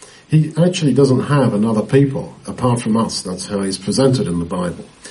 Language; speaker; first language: English; native; English